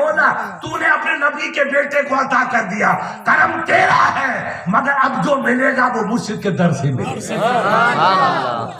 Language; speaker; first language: Urdu; non-native, local second language; Sindhi